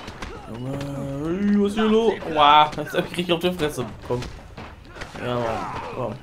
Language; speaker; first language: German; native; German